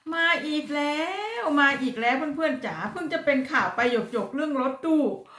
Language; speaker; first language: Thai; native; Thai